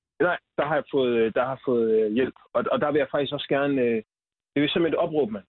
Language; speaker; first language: Danish; early bilingual, other home language; Swahili